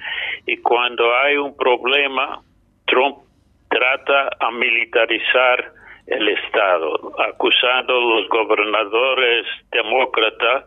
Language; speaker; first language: Spanish; non-native, fluent; English